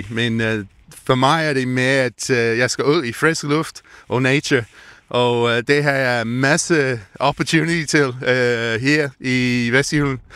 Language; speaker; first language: Danish; non-native, fluent; English